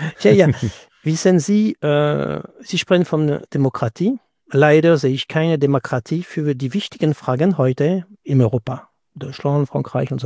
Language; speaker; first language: German; non-native, fluent; French